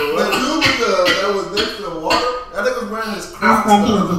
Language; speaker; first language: English; native; English